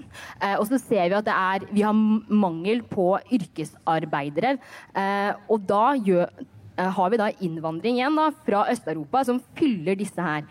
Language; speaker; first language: Norwegian; early bilingual, other home language; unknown